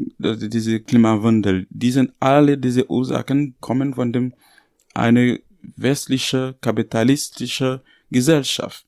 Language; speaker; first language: German; non-native, learner; Haitian Creole